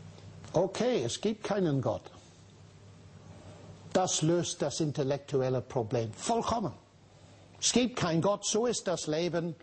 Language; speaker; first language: German; non-native, fluent; English